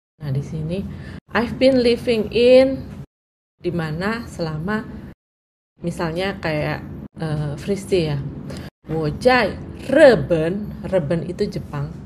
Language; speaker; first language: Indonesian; non-native, local second language; Javanese